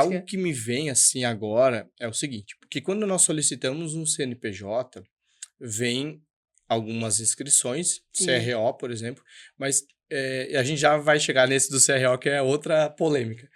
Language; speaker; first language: Portuguese; native; Portuguese